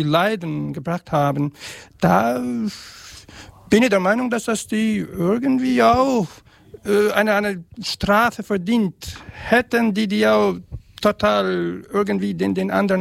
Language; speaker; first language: German; non-native, fluent; Serbian